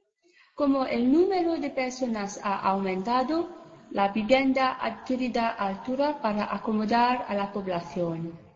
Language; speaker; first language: Spanish; non-native, learner; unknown